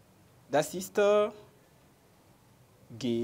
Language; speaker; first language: German; non-native, learner; French